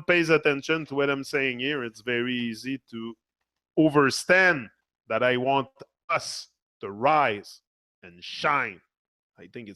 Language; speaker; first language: English; non-native, fluent; French